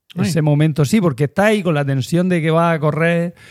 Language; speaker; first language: Spanish; native; Spanish